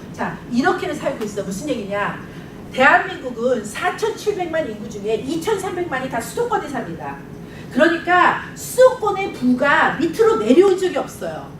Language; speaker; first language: Korean; native; Korean